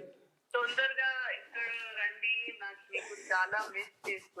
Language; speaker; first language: Telugu; non-native, learner; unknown